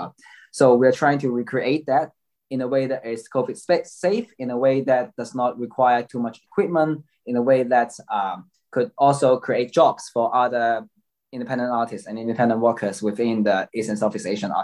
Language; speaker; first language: English; non-native, local second language; Cantonese